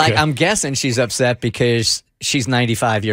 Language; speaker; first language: English; native; English